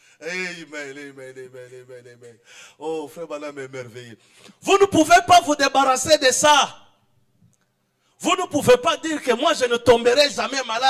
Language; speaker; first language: French; non-native, local second language; Swahili